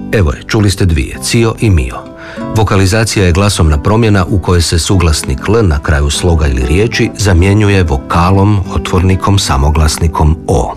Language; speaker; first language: Serbian; native; Serbian